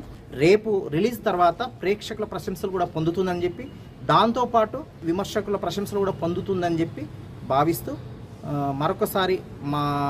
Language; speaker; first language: Telugu; native; Telugu